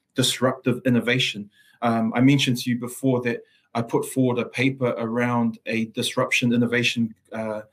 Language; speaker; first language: English; non-native, local second language; Samoan